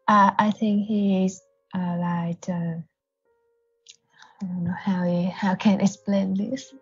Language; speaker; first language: English; non-native, learner; Vietnamese